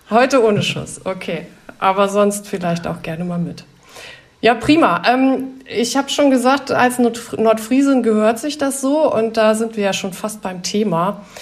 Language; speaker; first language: German; native; German